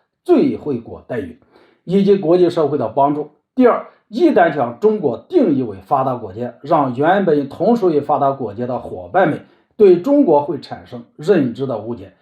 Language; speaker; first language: Chinese; native; Chinese